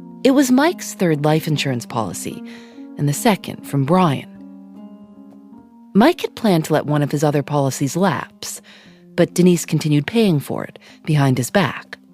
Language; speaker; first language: English; native; English